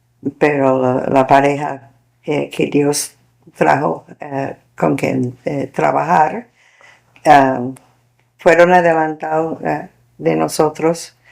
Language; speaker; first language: Spanish; non-native, fluent; English